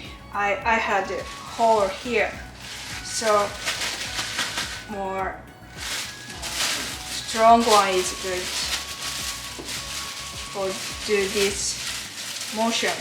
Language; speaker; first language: English; non-native, learner; Japanese